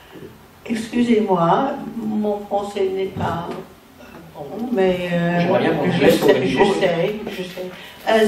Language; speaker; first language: French; non-native, learner; English